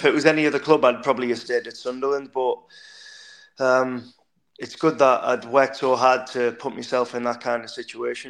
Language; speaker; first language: English; native; English